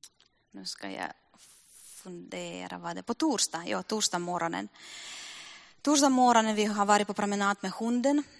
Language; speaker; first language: Swedish; non-native, fluent; Russian